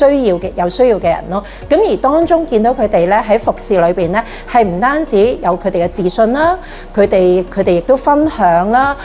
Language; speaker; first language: Cantonese; native; Cantonese